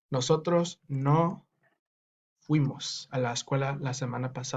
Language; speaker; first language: Spanish; non-native, fluent; English